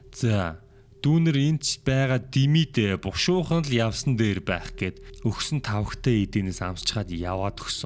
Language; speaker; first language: Mongolian; native; Mongolian